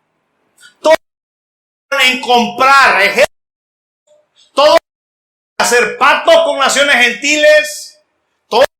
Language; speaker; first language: Spanish; native; Spanish